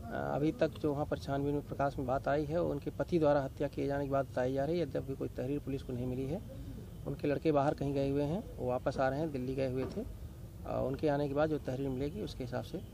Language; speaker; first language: Hindi; native; Hindi